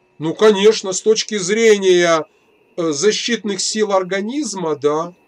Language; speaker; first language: Russian; native; Russian